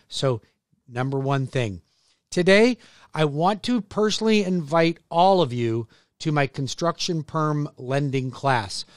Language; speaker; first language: English; native; English